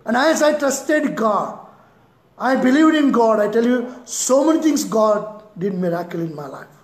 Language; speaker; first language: English; non-native, local second language; Marathi